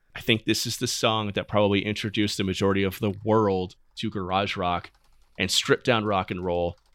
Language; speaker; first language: English; native; English